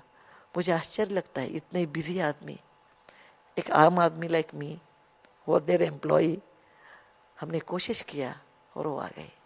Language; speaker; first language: Hindi; non-native, local second language; Kannada